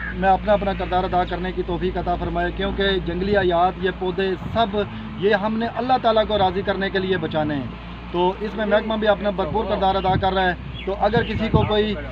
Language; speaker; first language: Urdu; non-native, local second language; Pahari-Potwari